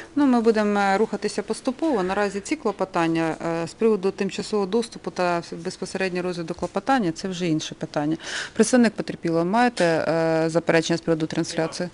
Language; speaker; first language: Ukrainian; native; Ukrainian